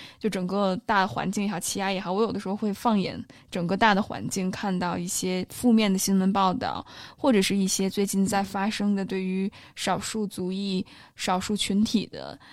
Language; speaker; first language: Chinese; native; Chinese